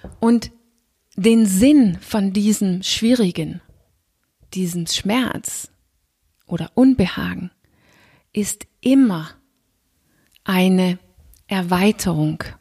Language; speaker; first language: German; non-native, fluent; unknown